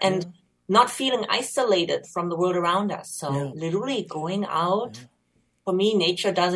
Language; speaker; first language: English; non-native, fluent; German